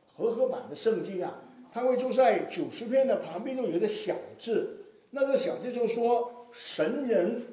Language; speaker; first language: Chinese; non-native, local second language; Cantonese